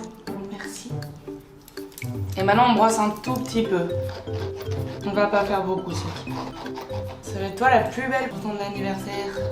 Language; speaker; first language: French; native; French